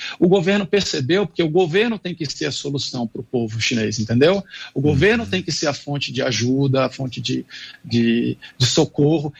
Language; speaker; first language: Portuguese; non-native, fluent; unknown